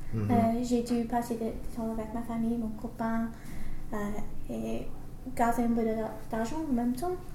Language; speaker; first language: French; non-native, learner; English